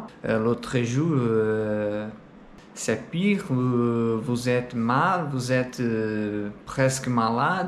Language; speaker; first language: French; non-native, learner; Portuguese